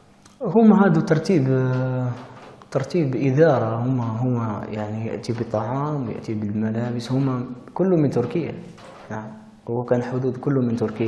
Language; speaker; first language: Arabic; early bilingual, heritage; Arabic